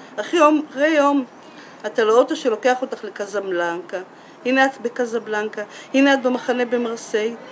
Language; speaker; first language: Hebrew; native; Hebrew